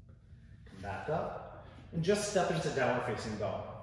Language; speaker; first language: English; native; English